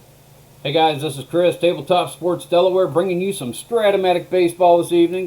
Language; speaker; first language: English; native; English